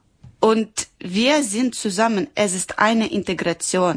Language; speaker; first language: German; non-native, learner; Ukrainian